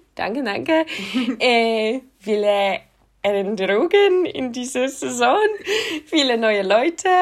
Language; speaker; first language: German; non-native, fluent; Polish